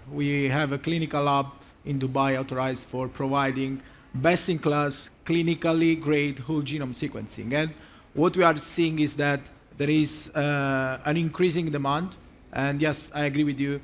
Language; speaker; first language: English; non-native, fluent; Italian